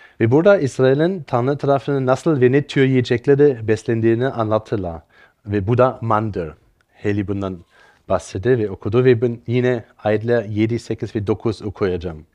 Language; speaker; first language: Turkish; non-native, fluent; German